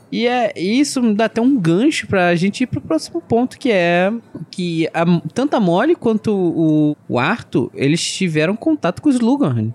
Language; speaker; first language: Portuguese; native; Portuguese